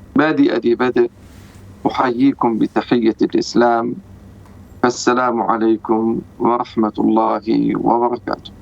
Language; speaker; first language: Arabic; native; Arabic